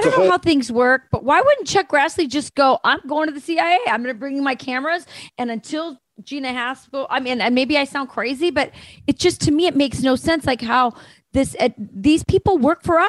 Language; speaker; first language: English; native; English